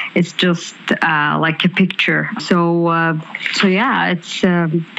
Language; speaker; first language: English; non-native, fluent; Arabic